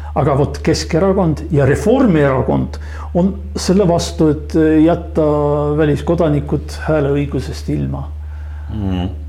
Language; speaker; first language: Estonian; non-native, local second language; Russian